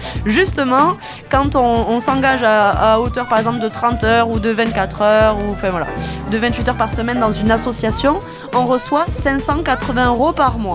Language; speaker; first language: French; native; French